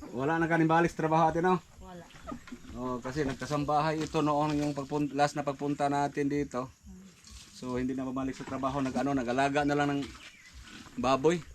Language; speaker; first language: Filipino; non-native, local second language; Cebuano